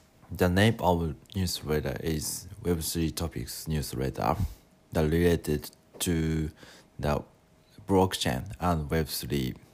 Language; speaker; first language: English; non-native, learner; Japanese